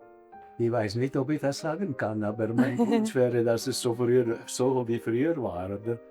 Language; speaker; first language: German; early bilingual, other home language; Italian